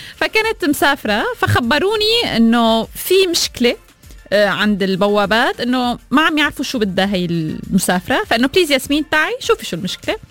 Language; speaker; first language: Arabic; native; Arabic